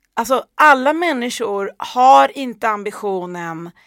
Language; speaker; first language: Swedish; early bilingual, other home language; Persian